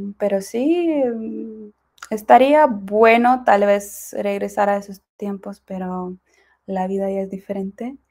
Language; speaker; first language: Spanish; non-native, fluent; Ukrainian